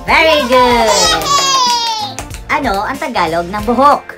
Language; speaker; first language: Filipino; non-native, local second language; Cebuano